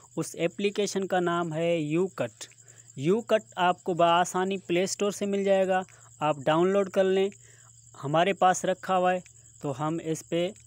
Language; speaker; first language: Urdu; non-native, local second language; Sindhi